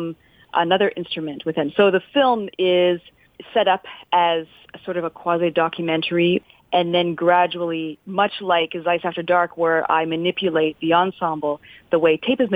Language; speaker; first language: English; non-native, local second language; French